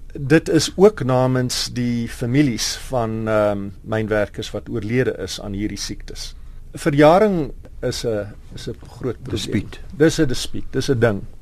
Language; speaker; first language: Afrikaans; non-native, local second language; English